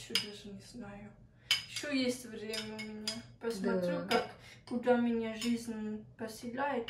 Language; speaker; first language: Russian; early bilingual, heritage; Russian